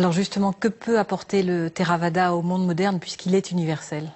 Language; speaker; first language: French; native; French